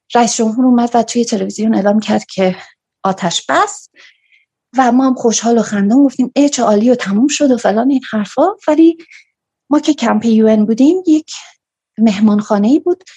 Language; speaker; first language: Persian; native; Persian